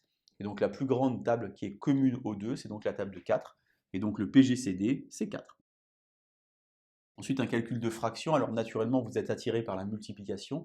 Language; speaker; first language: French; native; French